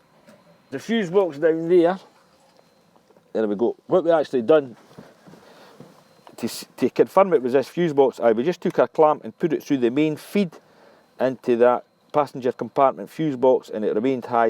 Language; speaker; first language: English; native; English